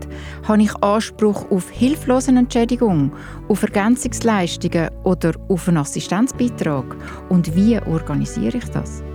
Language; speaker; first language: German; native; German